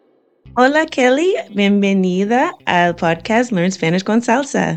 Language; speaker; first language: Spanish; non-native, fluent; English